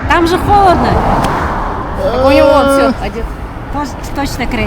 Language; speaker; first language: Russian; native; Russian